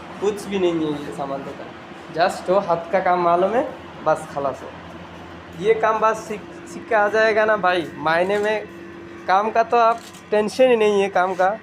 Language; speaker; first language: Hindi; non-native, learner; Bangla